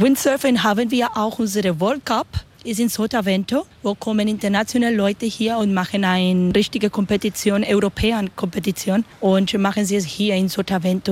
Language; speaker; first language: German; non-native, learner; Spanish